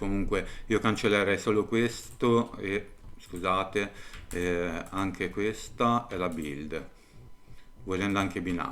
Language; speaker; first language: Italian; native; Italian